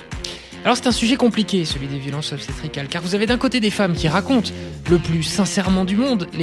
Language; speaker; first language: French; native; French